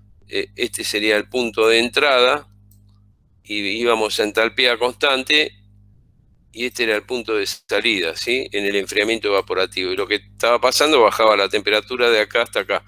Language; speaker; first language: Spanish; native; Spanish